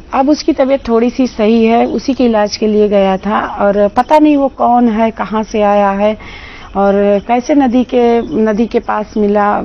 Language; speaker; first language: Hindi; native; Hindi